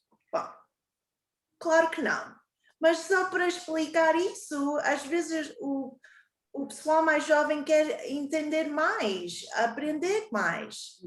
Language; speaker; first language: Portuguese; early bilingual, heritage; Portuguese